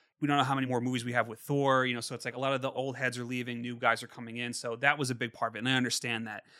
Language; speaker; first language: English; native; English